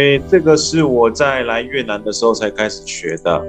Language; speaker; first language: Chinese; native; Chinese